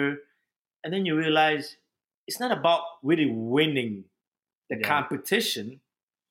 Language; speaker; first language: English; non-native, local second language; Ganda